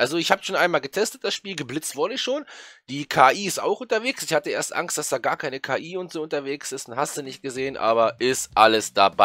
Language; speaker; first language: German; native; German